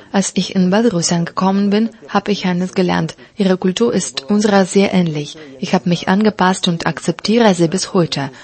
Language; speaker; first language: German; non-native, fluent; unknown